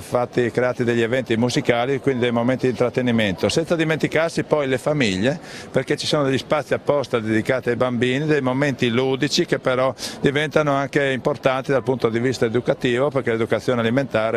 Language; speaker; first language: Italian; native; Italian